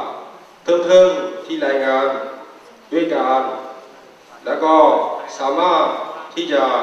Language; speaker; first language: Thai; non-native, fluent; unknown